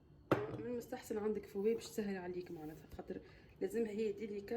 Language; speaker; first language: Arabic; native; Arabic